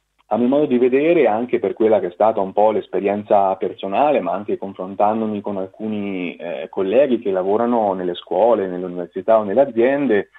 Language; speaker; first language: Italian; native; Italian